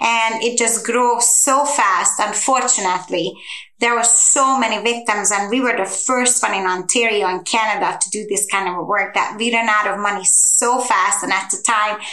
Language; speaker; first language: English; non-native, fluent; Hungarian